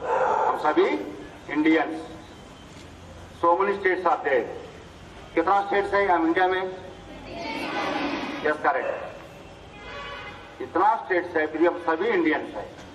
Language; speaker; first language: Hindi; non-native, local second language; Kannada